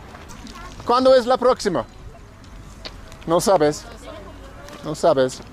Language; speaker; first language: Spanish; non-native, learner; English